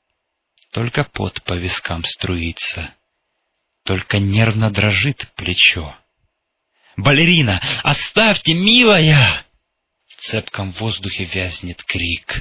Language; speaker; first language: Russian; native; Russian